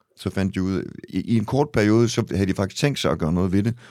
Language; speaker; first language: Danish; early bilingual, other home language; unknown